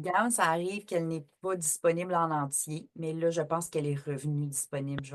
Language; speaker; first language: French; native; French